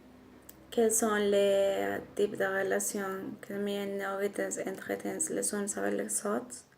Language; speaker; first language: French; non-native, learner; Spanish